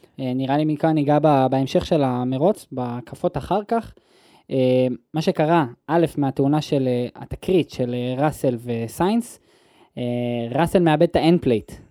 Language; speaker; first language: Hebrew; native; Hebrew